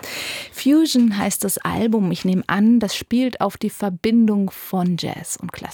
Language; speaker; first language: German; native; German